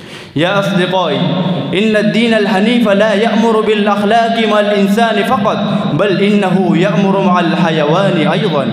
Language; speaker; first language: Arabic; non-native, learner; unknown